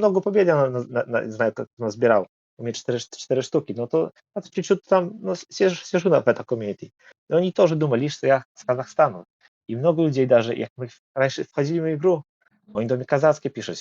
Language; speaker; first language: Russian; non-native, learner; Polish